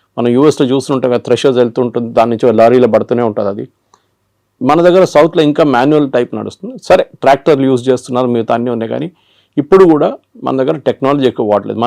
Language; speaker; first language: Telugu; non-native, local second language; Malayalam